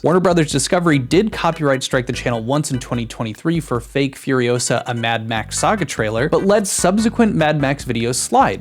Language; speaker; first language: English; native; English